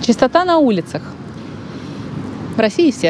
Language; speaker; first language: Russian; native; Russian